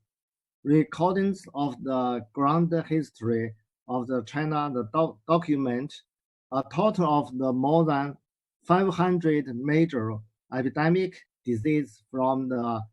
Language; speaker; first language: English; non-native, learner; Chinese